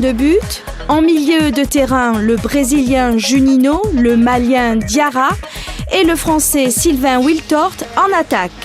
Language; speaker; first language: French; native; French